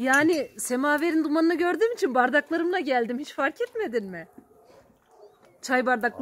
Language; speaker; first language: Turkish; native; Turkish